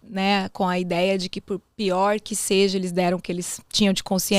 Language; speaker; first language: Portuguese; native; Portuguese